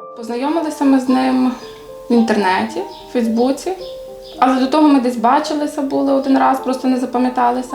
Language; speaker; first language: Ukrainian; native; Ukrainian